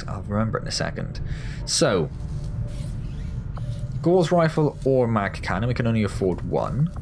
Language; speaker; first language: English; native; English